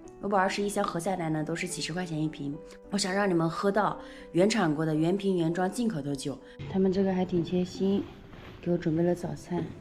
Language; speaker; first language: Chinese; native; Chinese